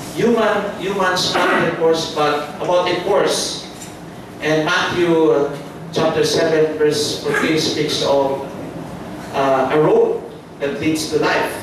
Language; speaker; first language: English; non-native, local second language; Filipino